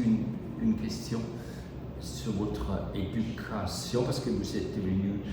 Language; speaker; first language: French; non-native, learner; German